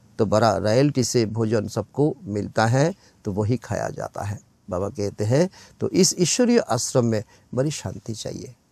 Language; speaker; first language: Hindi; non-native, local second language; Bangla